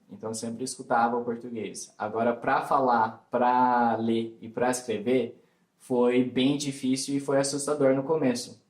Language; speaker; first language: Portuguese; early bilingual, heritage; Portuguese